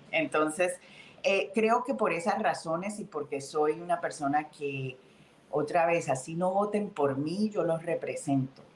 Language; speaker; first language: Spanish; native; Spanish